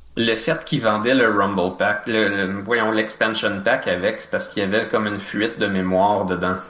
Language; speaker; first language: French; native; French